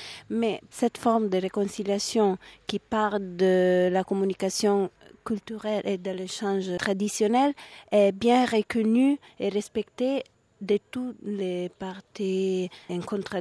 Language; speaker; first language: French; non-native, fluent; Italian